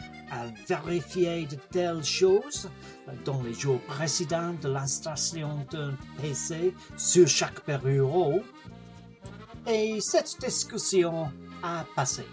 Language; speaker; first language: French; non-native, learner; English